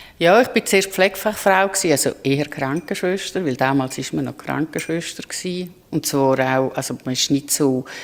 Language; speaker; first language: German; native; German